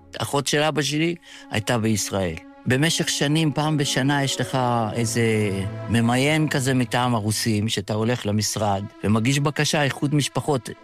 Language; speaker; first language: Hebrew; early bilingual, other home language; Yiddish